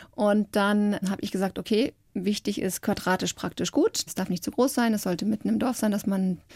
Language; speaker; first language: German; native; German